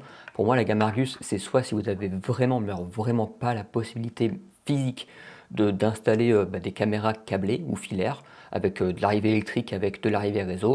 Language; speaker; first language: French; native; French